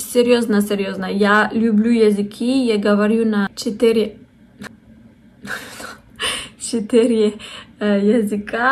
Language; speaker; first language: Russian; non-native, fluent; French